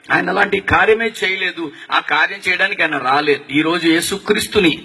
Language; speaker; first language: Telugu; non-native, local second language; Tamil